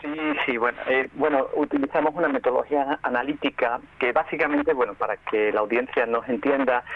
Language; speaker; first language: Spanish; native; Spanish